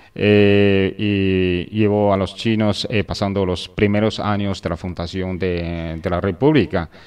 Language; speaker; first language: Spanish; non-native, fluent; Chinese